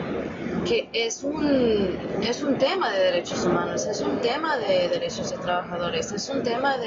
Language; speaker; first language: Spanish; non-native, fluent; English